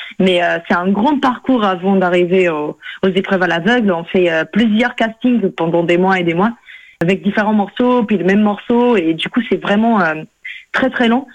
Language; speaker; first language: French; non-native, fluent; Portuguese